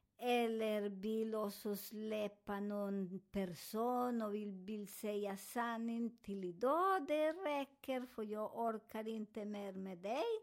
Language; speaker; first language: Swedish; non-native, learner; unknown